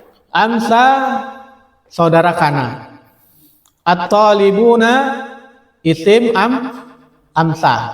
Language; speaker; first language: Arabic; non-native, fluent; Indonesian